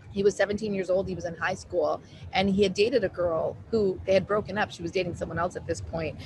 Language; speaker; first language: English; native; English